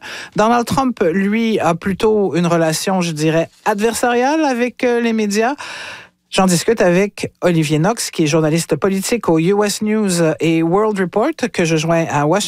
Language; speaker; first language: French; native; French